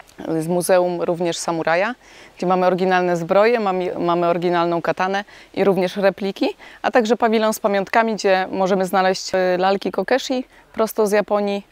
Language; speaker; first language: Polish; native; Polish